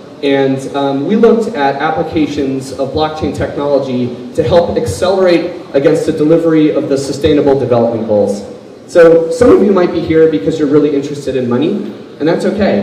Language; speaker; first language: English; native; English